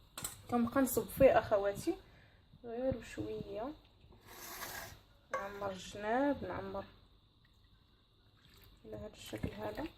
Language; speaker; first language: Arabic; native; Arabic